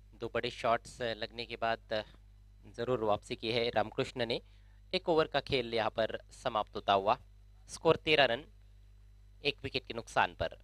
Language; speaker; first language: Hindi; non-native, local second language; Marathi